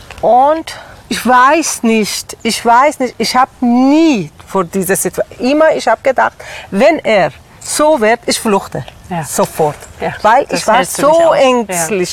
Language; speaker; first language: German; non-native, learner; Persian